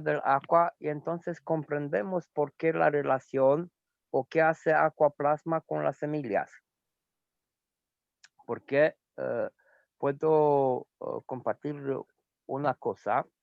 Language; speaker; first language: Spanish; non-native, fluent; Romanian